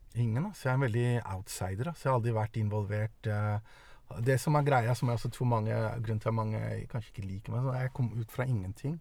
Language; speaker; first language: Norwegian; early bilingual, other home language; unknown